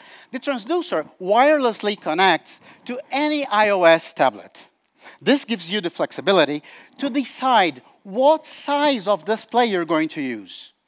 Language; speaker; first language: English; non-native, fluent; Portuguese